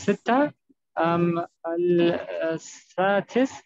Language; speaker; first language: Arabic; non-native, learner; German